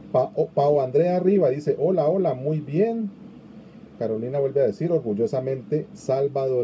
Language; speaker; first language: Spanish; native; Spanish